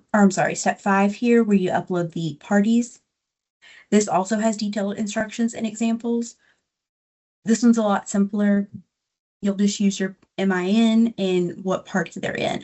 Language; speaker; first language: English; native; English